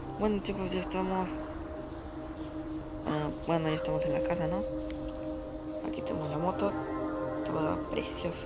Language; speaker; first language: Spanish; native; Spanish